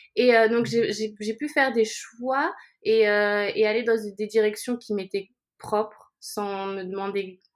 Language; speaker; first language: French; native; French